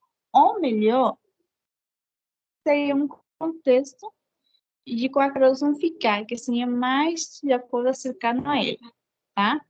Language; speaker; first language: Portuguese; non-native, fluent; Spanish